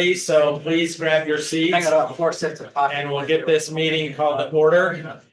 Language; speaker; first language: English; native; English